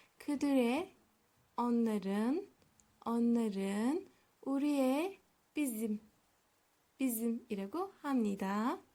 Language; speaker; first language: Korean; non-native, learner; Turkish